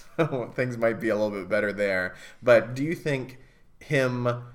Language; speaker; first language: English; native; English